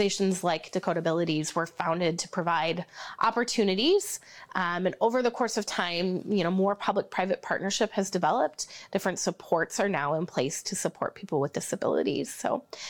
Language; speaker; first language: English; native; English